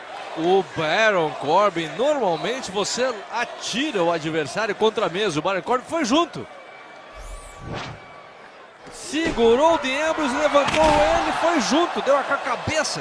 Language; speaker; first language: Portuguese; native; Portuguese